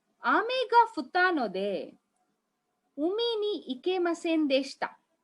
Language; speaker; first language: Japanese; non-native, fluent; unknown